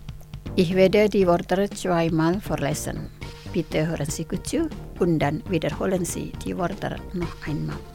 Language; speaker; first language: German; non-native, fluent; Indonesian